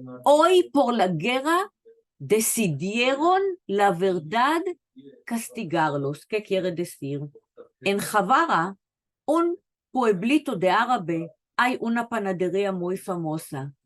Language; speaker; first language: Spanish; non-native, fluent; Hebrew